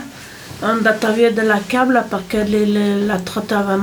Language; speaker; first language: Italian; non-native, local second language; French